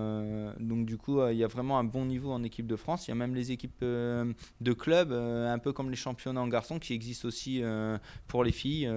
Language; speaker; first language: French; native; French